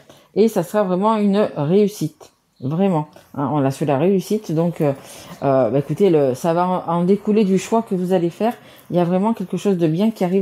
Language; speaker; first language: French; native; French